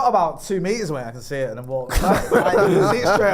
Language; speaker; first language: English; native; English